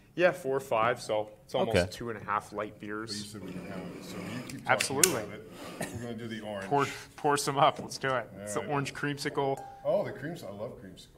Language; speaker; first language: English; native; English